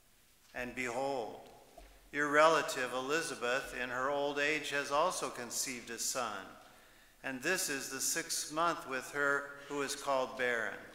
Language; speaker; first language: English; native; English